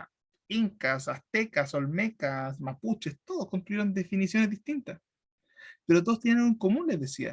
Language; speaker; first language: Spanish; native; Spanish